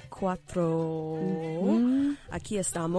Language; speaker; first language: Spanish; non-native, fluent; English